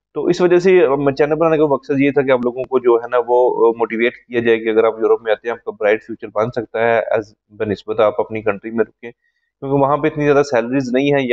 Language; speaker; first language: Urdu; non-native, local second language; Punjabi